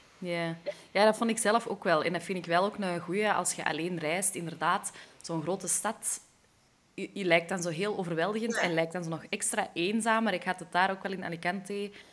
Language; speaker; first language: Dutch; native; Dutch